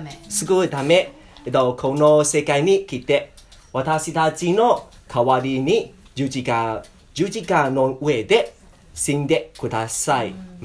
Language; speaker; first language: Japanese; non-native, learner; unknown